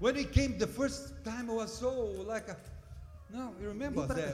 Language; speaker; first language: English; non-native, learner; Portuguese